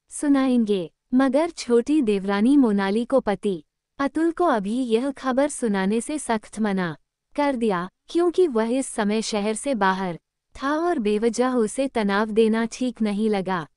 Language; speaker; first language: Hindi; native; Hindi